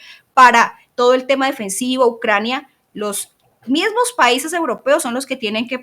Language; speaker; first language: Spanish; native; Spanish